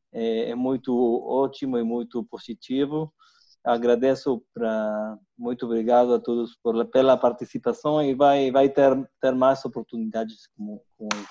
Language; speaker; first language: Portuguese; non-native, fluent; Spanish